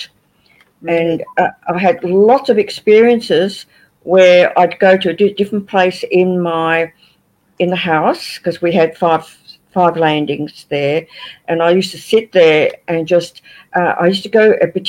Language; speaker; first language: English; native; English